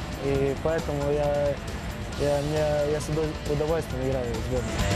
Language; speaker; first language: Russian; non-native, fluent; Latvian